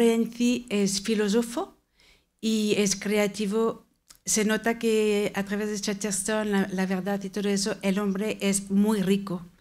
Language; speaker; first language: Spanish; non-native, fluent; French